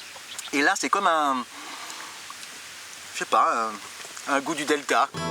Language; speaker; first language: French; native; French